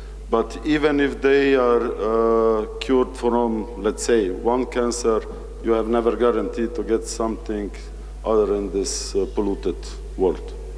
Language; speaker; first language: English; non-native, fluent; Slovenian